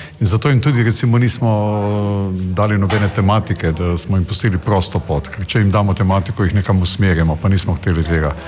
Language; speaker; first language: Slovenian; native; Slovenian